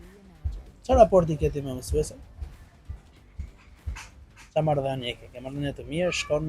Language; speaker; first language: Albanian; native; Albanian